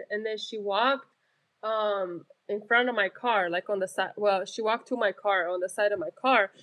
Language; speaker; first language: English; non-native, fluent; Romanian